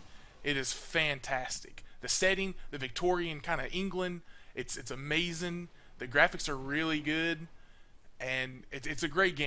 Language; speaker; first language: English; native; English